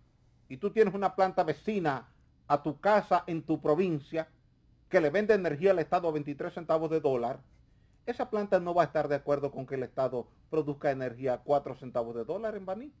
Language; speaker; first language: Spanish; native; Spanish